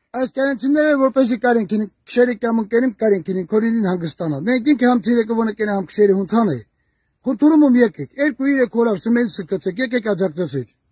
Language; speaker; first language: Armenian; native; Armenian